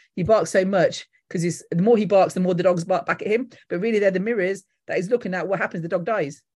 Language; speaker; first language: English; native; English